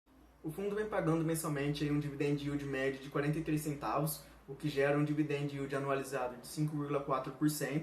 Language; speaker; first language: Portuguese; native; Portuguese